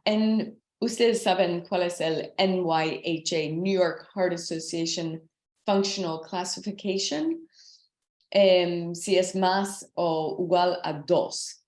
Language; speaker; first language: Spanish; non-native, learner; English